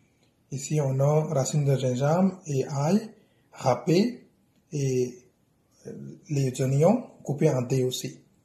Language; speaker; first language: French; non-native, fluent; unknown